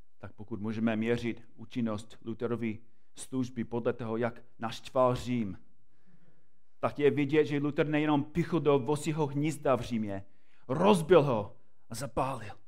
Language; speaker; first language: Czech; non-native, fluent; English